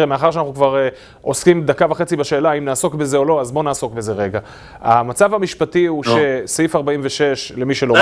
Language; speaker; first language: Hebrew; native; Hebrew